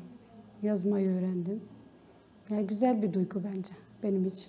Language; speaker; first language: Turkish; non-native, local second language; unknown